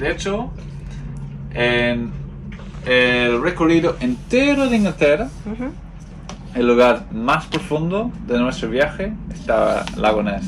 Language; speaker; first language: Spanish; non-native, fluent; English